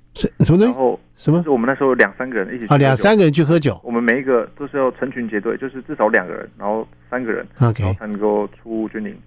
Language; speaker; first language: Chinese; native; Chinese